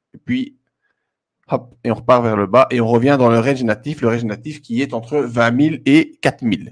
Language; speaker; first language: French; native; French